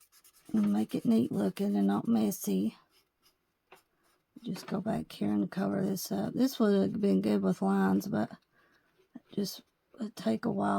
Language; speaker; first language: English; native; English